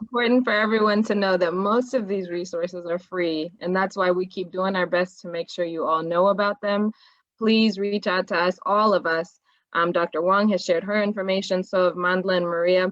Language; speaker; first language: English; native; English